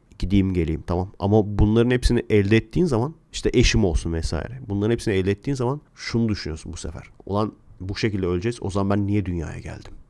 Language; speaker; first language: Turkish; native; Turkish